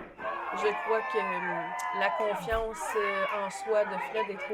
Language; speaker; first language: French; native; French